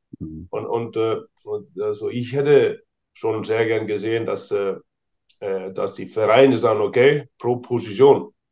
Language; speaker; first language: German; non-native, fluent; Icelandic